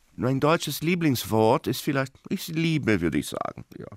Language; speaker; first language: German; non-native, fluent; Portuguese